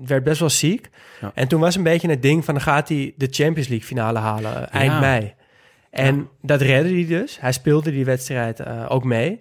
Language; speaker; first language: Dutch; native; Dutch